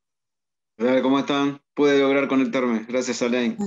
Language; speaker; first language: Spanish; native; Spanish